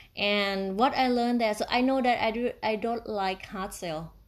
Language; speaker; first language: English; non-native, fluent; Thai